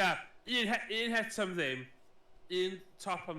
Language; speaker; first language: Welsh; native; Welsh